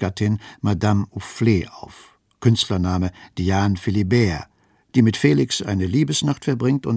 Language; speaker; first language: German; native; German